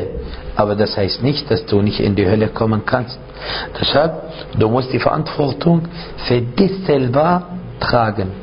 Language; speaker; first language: German; non-native, fluent; Arabic